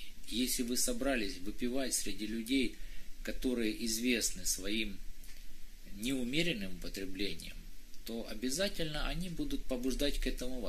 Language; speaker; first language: Russian; native; Russian